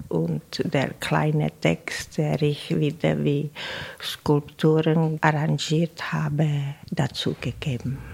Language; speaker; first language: German; non-native, fluent; Czech